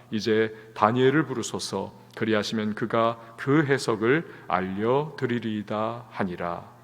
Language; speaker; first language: Korean; native; Korean